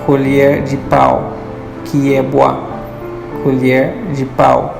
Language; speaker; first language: Portuguese; non-native, fluent; Haitian Creole